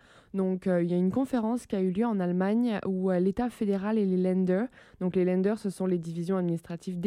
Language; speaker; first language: French; native; French